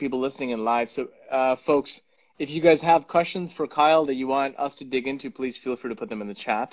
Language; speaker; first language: English; non-native, local second language; Punjabi